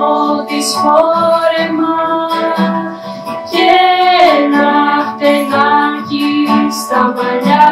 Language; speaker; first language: Greek; early bilingual, heritage; Greek